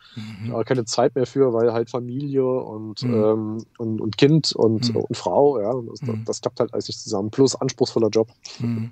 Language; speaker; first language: German; native; German